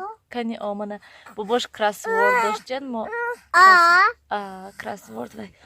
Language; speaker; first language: Persian; native; Persian